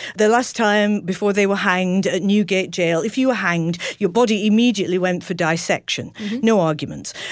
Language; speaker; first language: English; native; English